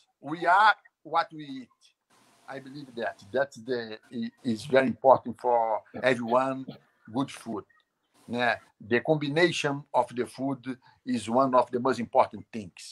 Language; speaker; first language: English; non-native, learner; Portuguese